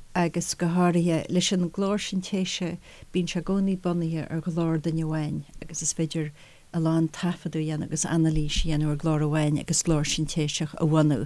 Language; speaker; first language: Irish; native; Irish